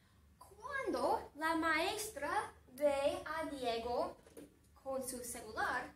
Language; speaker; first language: Spanish; non-native, fluent; English